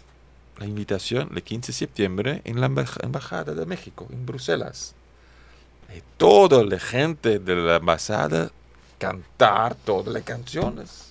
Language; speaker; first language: Spanish; non-native, learner; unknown